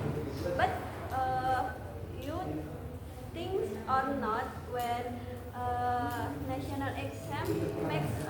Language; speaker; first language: English; non-native, learner; Indonesian